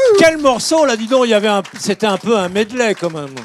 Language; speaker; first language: French; native; French